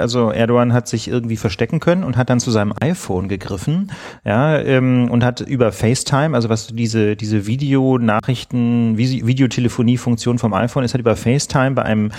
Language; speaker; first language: German; native; German